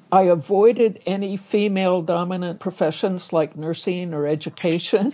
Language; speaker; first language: English; native; English